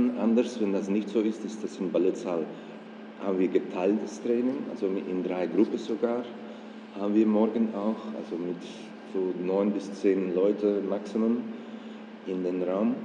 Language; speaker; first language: German; non-native, fluent; Dutch